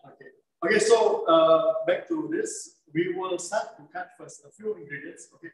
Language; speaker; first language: English; non-native, local second language; Malay